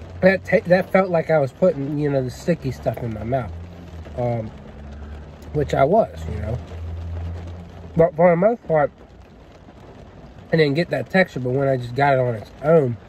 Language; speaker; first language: English; native; English